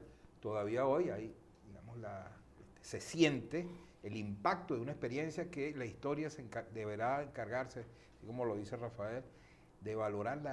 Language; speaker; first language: Spanish; native; Spanish